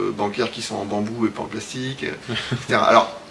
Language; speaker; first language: French; native; French